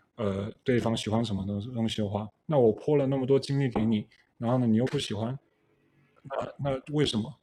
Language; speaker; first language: Chinese; early bilingual, heritage; Chinese